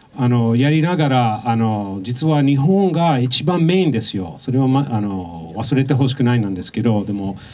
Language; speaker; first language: Japanese; non-native, fluent; English